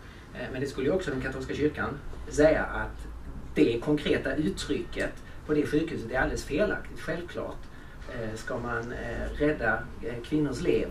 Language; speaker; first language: Swedish; native; Swedish